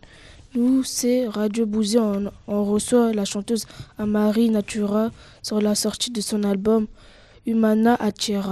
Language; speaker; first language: French; native; French